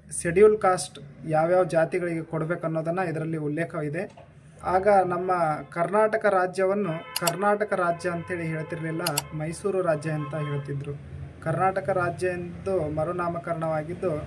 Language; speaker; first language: Kannada; non-native, local second language; Lambadi